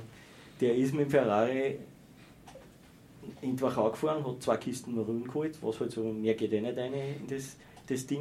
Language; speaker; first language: German; native; German